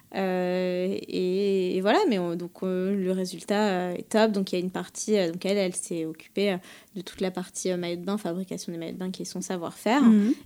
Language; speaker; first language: French; native; French